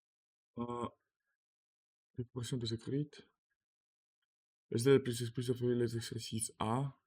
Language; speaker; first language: French; non-native, learner; Russian